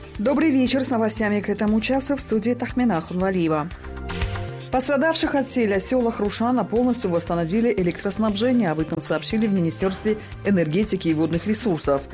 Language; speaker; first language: Russian; non-native, local second language; Tajik